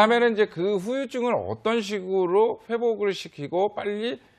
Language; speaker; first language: Korean; native; Korean